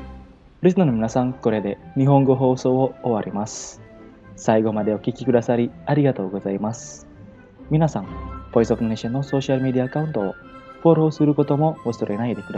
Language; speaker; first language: Japanese; non-native, fluent; Indonesian